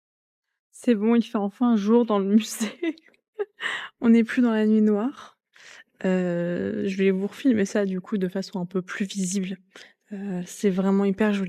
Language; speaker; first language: French; native; French